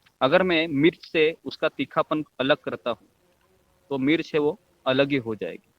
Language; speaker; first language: Hindi; non-native, local second language; Marathi